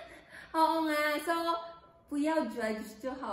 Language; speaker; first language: Chinese; non-native, learner; Filipino